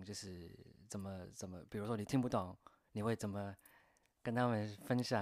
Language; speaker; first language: Chinese; non-native, fluent; English